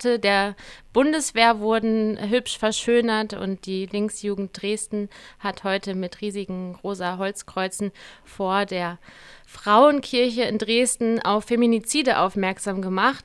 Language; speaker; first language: German; native; German